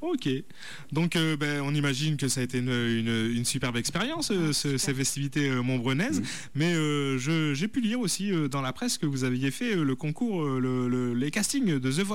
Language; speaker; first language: French; native; French